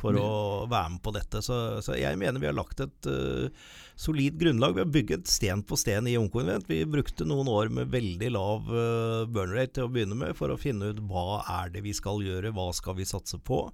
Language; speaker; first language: Norwegian; native; Norwegian